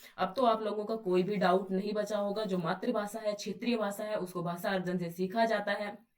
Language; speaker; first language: Hindi; native; Hindi